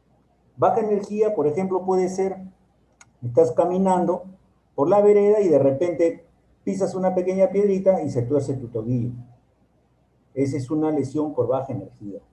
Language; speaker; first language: Spanish; native; Spanish